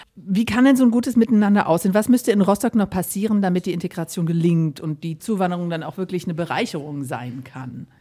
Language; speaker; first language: German; native; German